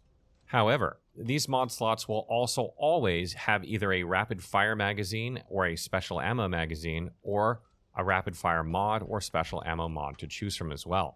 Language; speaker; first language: English; native; English